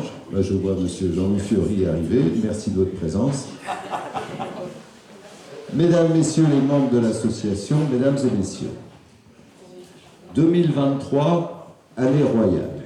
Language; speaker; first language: French; native; French